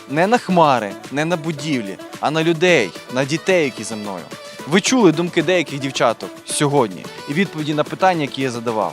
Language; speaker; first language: Ukrainian; native; Ukrainian